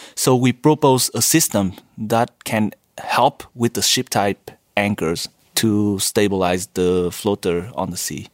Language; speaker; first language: English; non-native, fluent; Vietnamese